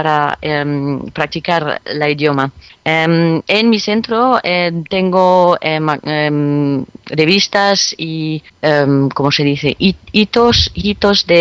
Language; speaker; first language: Spanish; non-native, fluent; French